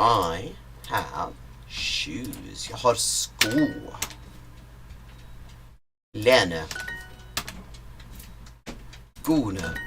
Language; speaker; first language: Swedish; non-native, learner; English